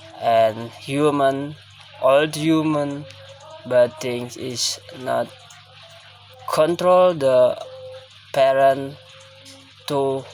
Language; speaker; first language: English; non-native, learner; Indonesian